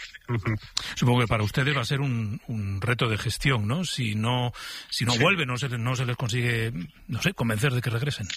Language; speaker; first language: Spanish; native; Spanish